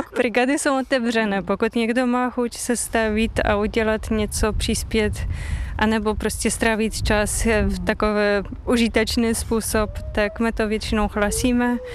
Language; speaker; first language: Czech; non-native, fluent; Polish